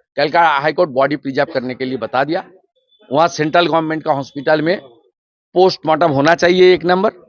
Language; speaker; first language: Hindi; non-native, local second language; Bangla